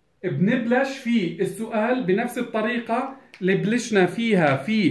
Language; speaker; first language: Arabic; native; Arabic